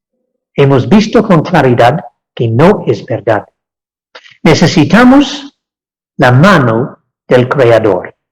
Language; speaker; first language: Spanish; non-native, fluent; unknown